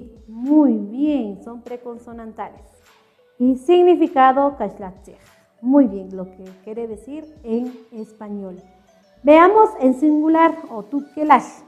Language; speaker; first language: Spanish; non-native, local second language; Kʼicheʼ